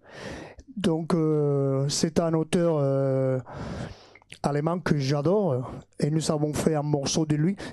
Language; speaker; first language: French; non-native, fluent; Basque